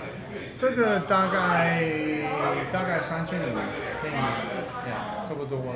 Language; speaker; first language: Chinese; non-native, learner; English